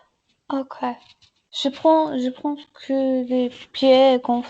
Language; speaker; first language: French; non-native, learner; English